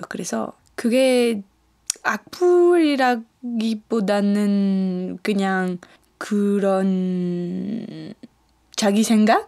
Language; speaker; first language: Korean; non-native, fluent; French